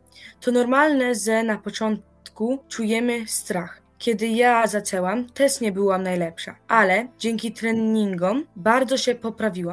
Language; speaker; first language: Polish; early bilingual, heritage; Polish